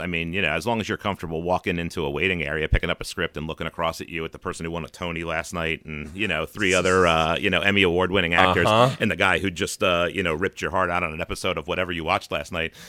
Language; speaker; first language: English; native; English